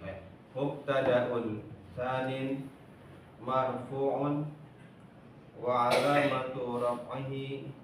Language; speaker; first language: Arabic; non-native, learner; Indonesian